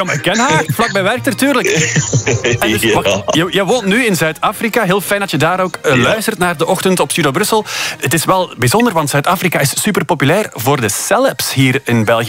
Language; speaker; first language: Dutch; native; Dutch